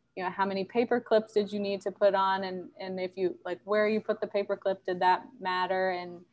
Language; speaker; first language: English; native; English